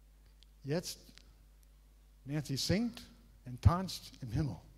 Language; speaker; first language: German; non-native, learner; English